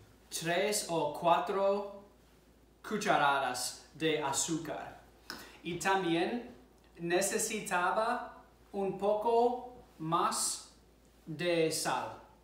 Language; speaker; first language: Spanish; non-native, fluent; English